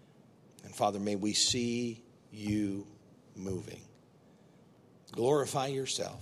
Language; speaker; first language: English; native; English